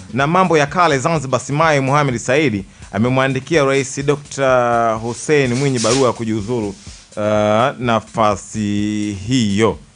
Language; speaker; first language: Swahili; native; Swahili